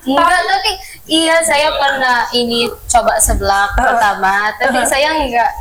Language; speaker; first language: Indonesian; non-native, learner; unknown